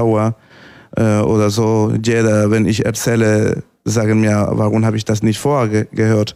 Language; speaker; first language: German; non-native, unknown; Spanish